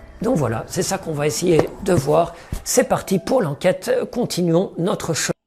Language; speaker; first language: French; native; French